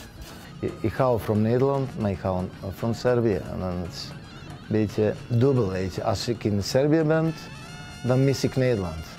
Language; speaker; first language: Dutch; non-native, fluent; Serbian